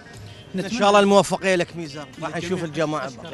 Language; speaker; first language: Arabic; native; Arabic